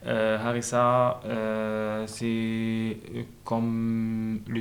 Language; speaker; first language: French; non-native, local second language; Arabic